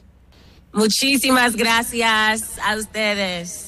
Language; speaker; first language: Spanish; non-native, learner; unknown